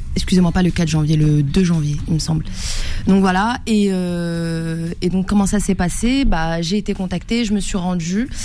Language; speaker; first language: French; native; French